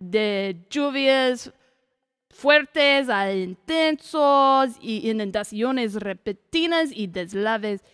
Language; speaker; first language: Spanish; non-native, learner; English